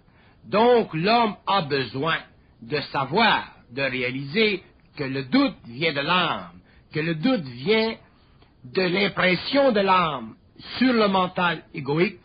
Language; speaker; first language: French; native; French